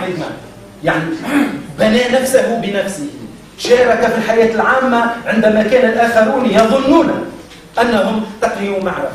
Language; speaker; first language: Arabic; native; Arabic